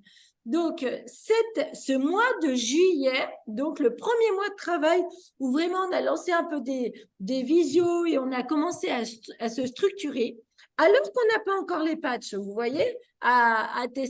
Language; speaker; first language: French; native; French